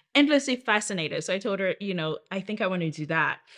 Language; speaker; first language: English; non-native, local second language; Yoruba